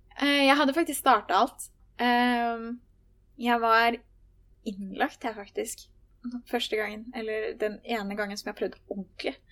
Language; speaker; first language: Norwegian; native; Norwegian